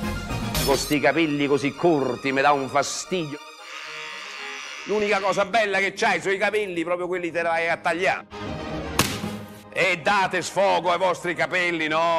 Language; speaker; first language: Italian; native; Italian